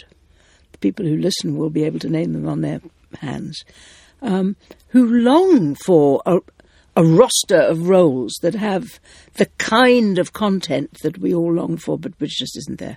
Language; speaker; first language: English; native; English